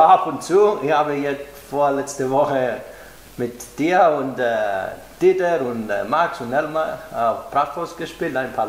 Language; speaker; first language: German; non-native, fluent; Greek